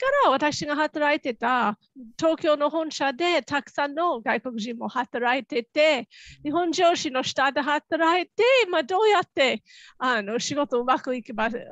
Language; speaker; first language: Japanese; non-native, fluent; English